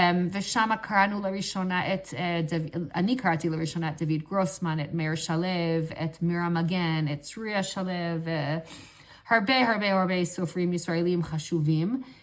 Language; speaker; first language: Hebrew; non-native, fluent; English